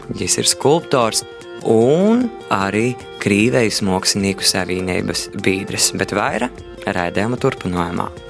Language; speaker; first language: Latvian; native; Latvian